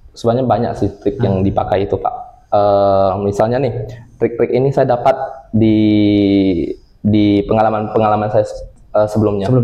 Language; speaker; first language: Indonesian; non-native, local second language; Min Nan Chinese